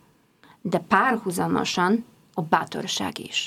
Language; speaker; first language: Hungarian; non-native, fluent; Polish